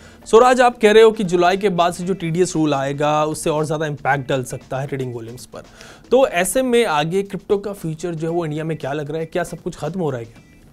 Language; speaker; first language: Hindi; native; Hindi